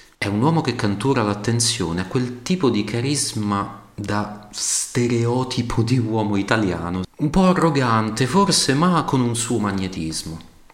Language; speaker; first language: Italian; native; Italian